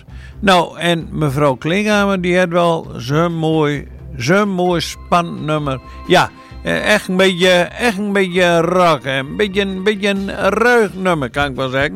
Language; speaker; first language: Dutch; native; Dutch